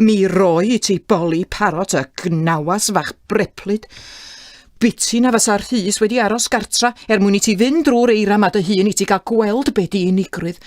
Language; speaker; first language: Welsh; native; Welsh